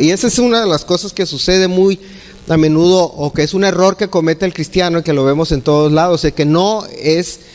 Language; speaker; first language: Spanish; native; Spanish